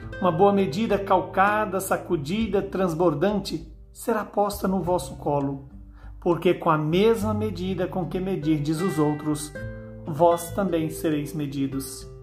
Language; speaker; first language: Portuguese; native; Portuguese